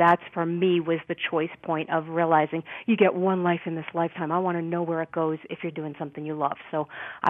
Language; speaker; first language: English; native; English